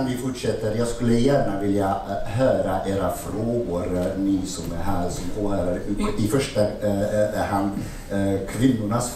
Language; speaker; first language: Swedish; non-native, fluent; Arabic